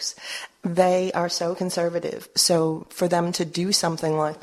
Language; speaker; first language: English; early bilingual, other home language; Spanish